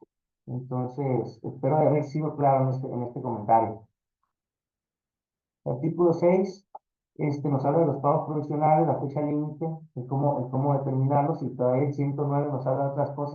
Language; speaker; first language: Spanish; native; Spanish